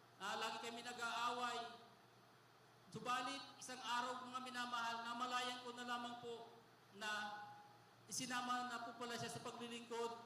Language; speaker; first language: Filipino; non-native, local second language; Bikol